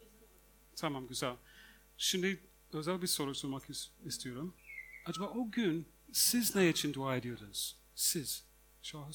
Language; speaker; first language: Turkish; non-native, fluent; English